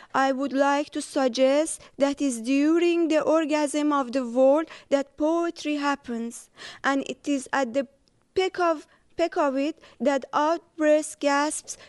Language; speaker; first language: English; non-native, fluent; Persian